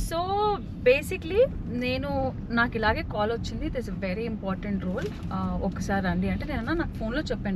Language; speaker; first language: Telugu; native; Telugu